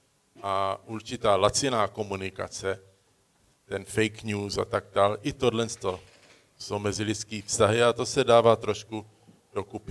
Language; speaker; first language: Czech; early bilingual, heritage; Czech